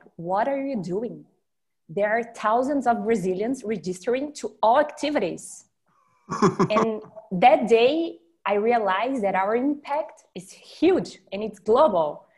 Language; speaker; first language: English; non-native, fluent; Portuguese